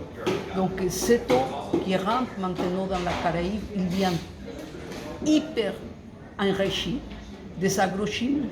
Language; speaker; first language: French; non-native, fluent; Spanish